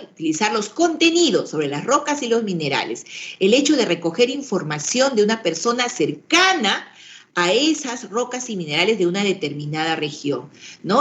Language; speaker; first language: Spanish; native; Spanish